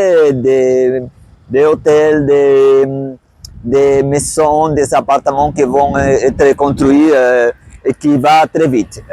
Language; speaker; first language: French; non-native, fluent; Spanish